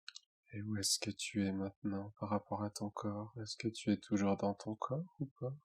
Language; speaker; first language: French; native; French